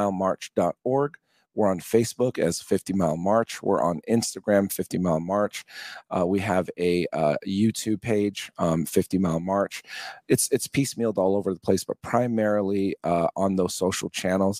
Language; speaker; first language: English; native; English